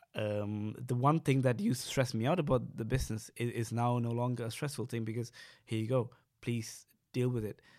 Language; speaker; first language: English; non-native, local second language; Sinhala